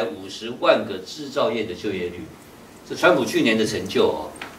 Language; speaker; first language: Chinese; native; Chinese